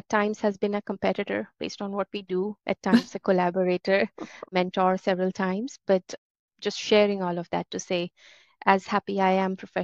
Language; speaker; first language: English; non-native, local second language; Hindi